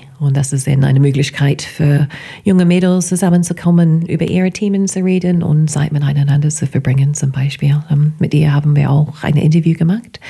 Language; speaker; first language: German; non-native, fluent; English